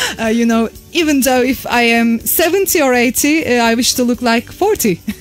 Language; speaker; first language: English; non-native, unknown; Turkish